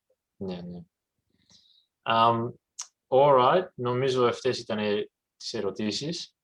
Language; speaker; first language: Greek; early bilingual, heritage; English